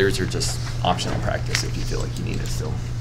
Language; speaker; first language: English; native; English